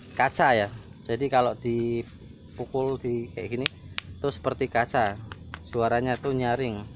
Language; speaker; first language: Indonesian; non-native, local second language; Javanese